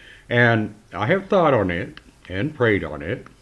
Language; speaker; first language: English; native; English